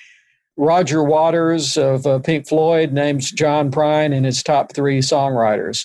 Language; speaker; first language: English; native; English